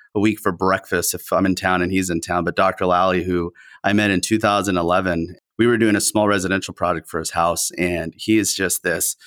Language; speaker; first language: English; early bilingual, other home language; Spanish